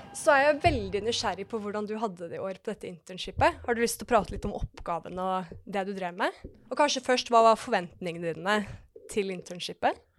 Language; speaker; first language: Norwegian; native; Norwegian